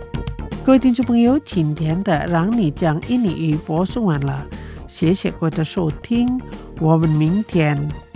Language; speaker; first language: Chinese; non-native, fluent; Indonesian